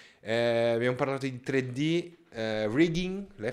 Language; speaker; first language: Italian; native; Italian